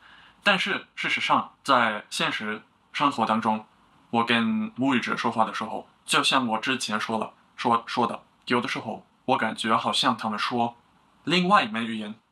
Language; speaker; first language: Chinese; non-native, learner; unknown